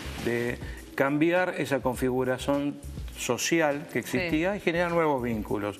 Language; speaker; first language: Spanish; native; Spanish